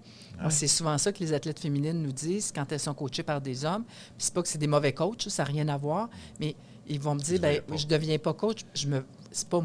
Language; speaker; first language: French; native; French